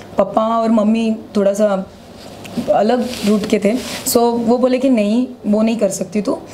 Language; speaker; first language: Hindi; non-native, local second language; Marathi